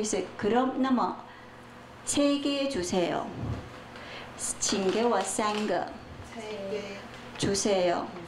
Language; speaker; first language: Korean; non-native, fluent; Chinese